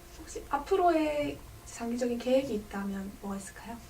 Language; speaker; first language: Korean; native; Korean